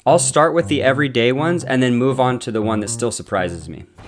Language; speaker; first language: English; native; English